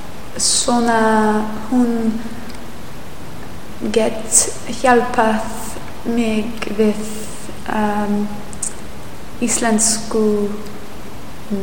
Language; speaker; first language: Icelandic; non-native, learner; English